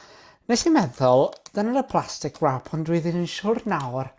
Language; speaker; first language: Welsh; non-native, learner; English